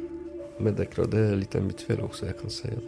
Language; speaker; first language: Swedish; early bilingual, other home language; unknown